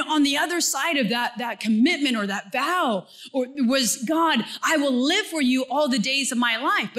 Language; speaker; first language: English; native; English